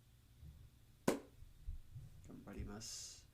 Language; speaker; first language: Japanese; non-native, learner; Spanish